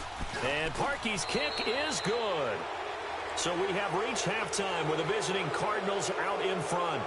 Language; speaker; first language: English; native; English